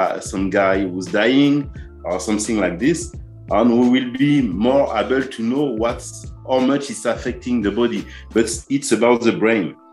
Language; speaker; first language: English; non-native, learner; French